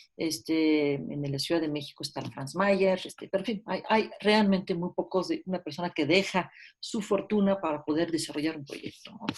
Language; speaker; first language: Spanish; early bilingual, heritage; French